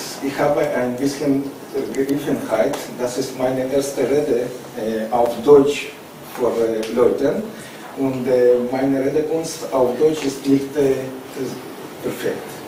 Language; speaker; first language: German; non-native, learner; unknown